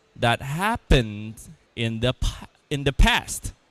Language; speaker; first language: English; non-native, fluent; Vietnamese